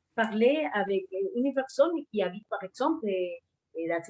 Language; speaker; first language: French; non-native, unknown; Spanish